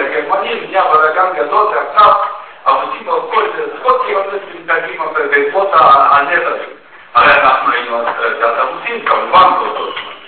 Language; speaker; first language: Hebrew; non-native, fluent; Russian